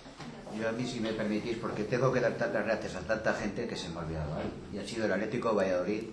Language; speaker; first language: Spanish; native; Spanish